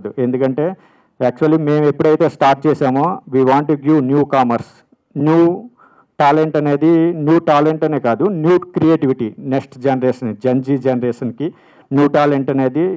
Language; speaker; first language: Telugu; native; Telugu